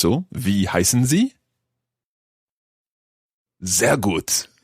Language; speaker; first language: German; non-native, learner; English